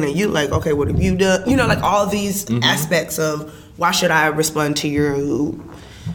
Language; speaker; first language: English; native; English